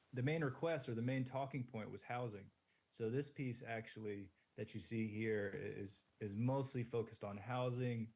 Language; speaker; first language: English; native; English